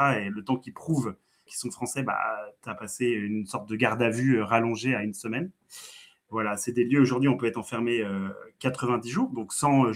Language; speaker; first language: French; native; French